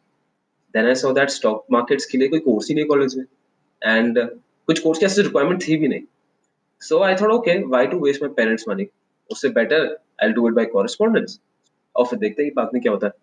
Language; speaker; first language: English; non-native, local second language; Hindi